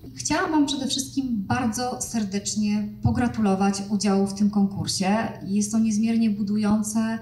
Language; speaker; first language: Polish; native; Polish